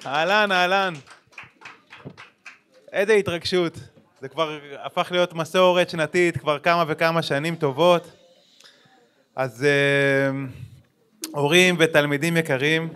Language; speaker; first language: Hebrew; native; Hebrew